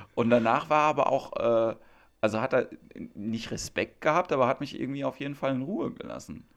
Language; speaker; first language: German; native; German